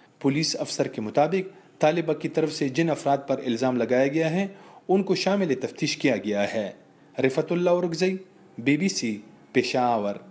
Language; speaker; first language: Urdu; native; Urdu